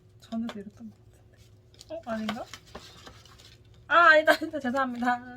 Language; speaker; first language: Korean; native; Korean